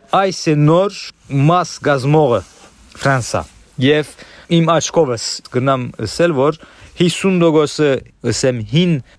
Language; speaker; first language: Armenian; early bilingual, heritage; Armenian